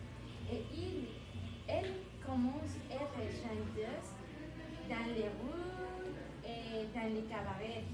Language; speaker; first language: French; non-native, learner; Spanish